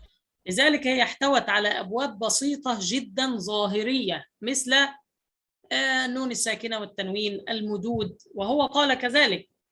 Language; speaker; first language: Arabic; native; Arabic